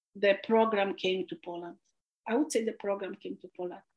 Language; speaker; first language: English; non-native, fluent; Polish